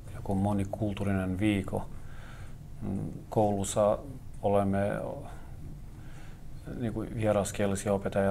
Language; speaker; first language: Finnish; non-native, learner; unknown